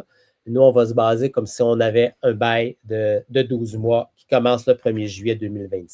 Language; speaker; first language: French; native; French